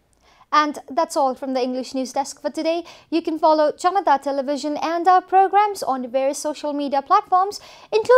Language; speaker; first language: English; non-native, local second language; Nepali